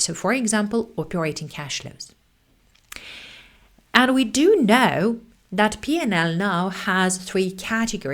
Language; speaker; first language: English; non-native, fluent; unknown